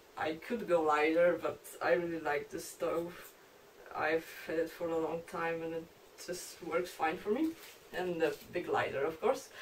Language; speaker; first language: English; non-native, fluent; Polish